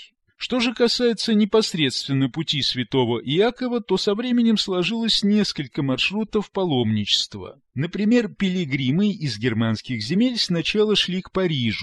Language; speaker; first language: Russian; native; Russian